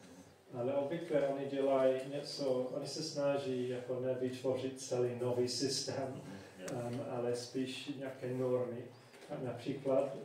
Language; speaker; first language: Czech; non-native, fluent; English